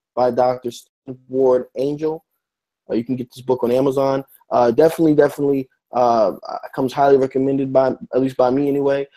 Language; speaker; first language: English; native; English